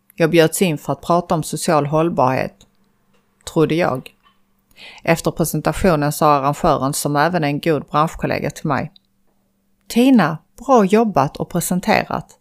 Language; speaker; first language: Swedish; early bilingual, other home language; Azerbaijani